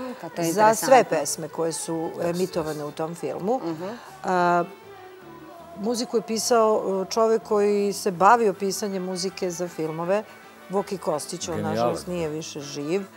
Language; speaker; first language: Serbian; native; Serbian